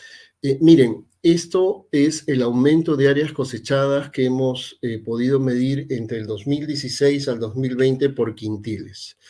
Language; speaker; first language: Spanish; native; Spanish